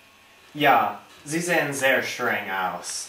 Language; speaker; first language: German; non-native, learner; English